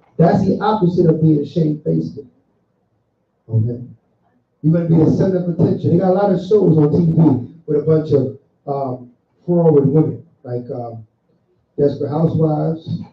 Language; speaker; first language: English; native; English